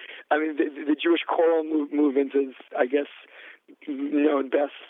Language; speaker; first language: English; native; English